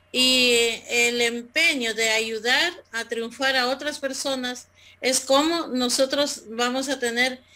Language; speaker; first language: Spanish; native; Spanish